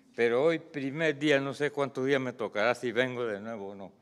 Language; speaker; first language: Spanish; native; Spanish